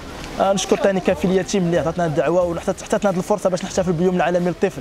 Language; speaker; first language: Arabic; native; Arabic